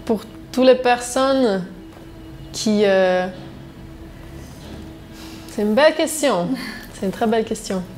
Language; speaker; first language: French; non-native, local second language; German